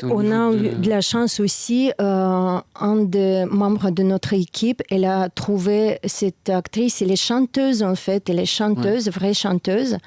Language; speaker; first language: French; non-native, fluent; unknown